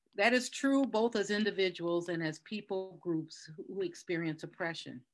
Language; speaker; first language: English; native; English